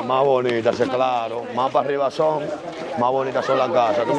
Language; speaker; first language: Spanish; native; Spanish